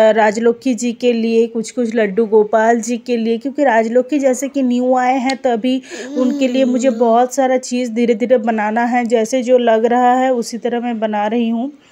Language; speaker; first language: Hindi; non-native, local second language; Bangla